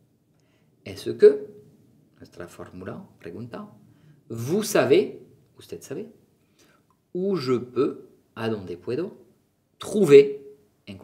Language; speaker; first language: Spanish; non-native, fluent; French